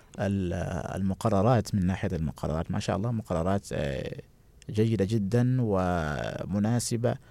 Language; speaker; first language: Arabic; non-native, fluent; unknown